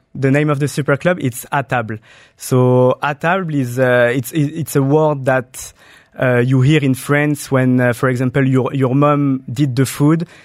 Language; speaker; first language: English; non-native, fluent; French